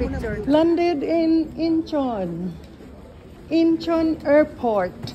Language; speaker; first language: English; non-native, local second language; Filipino